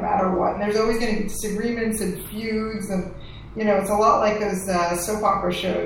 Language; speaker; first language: English; native; English